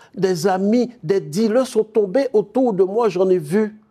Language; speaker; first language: French; native; French